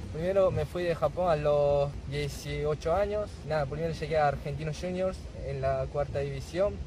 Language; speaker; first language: Spanish; non-native, fluent; Japanese